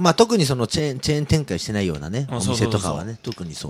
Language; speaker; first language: Japanese; native; Japanese